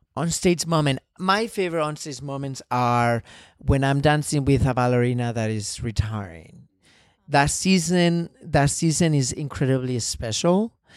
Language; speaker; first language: English; non-native, fluent; Spanish